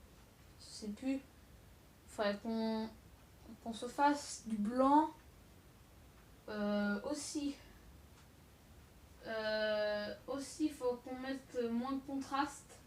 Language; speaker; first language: French; native; French